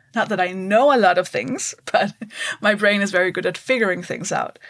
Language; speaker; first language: English; non-native, fluent; Danish